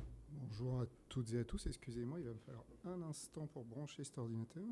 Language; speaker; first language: French; native; French